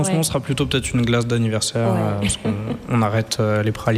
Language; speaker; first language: French; native; French